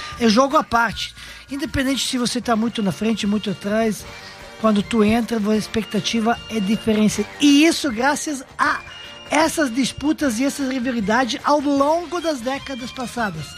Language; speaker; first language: Portuguese; non-native, fluent; Serbian